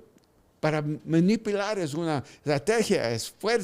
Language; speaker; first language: Spanish; early bilingual, heritage; Spanish